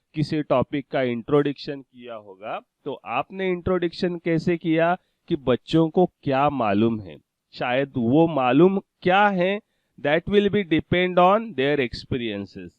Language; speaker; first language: Hindi; non-native, local second language; Marathi